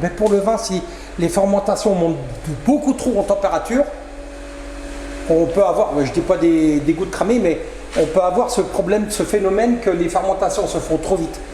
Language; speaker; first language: French; native; French